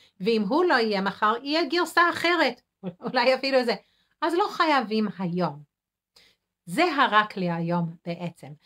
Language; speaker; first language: Hebrew; non-native, fluent; English